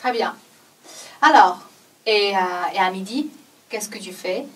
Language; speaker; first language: French; non-native, fluent; Chinese